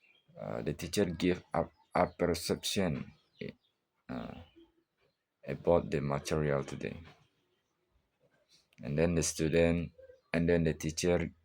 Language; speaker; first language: English; non-native, learner; Indonesian